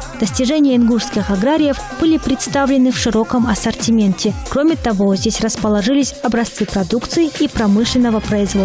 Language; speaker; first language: Russian; native; Russian